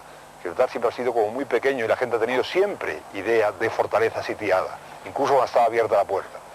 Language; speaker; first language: Spanish; native; Spanish